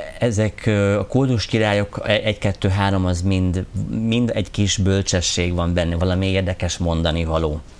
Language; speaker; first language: Hungarian; non-native, fluent; English